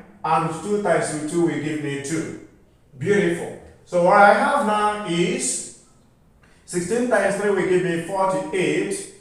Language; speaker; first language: English; non-native, local second language; Igbo